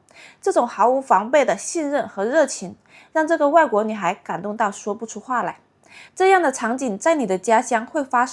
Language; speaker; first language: Chinese; native; Chinese